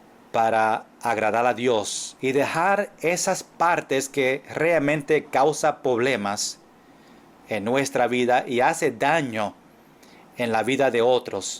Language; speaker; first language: Spanish; non-native, fluent; English